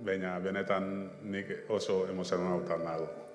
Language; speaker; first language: Basque; non-native, learner; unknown